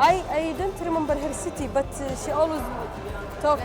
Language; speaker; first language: English; non-native, fluent; Arabic